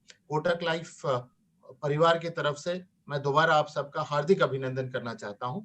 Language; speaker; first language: Hindi; native; Hindi